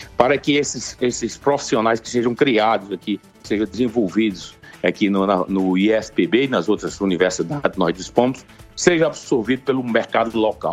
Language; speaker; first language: Portuguese; native; Portuguese